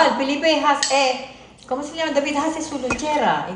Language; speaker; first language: Spanish; non-native, learner; Filipino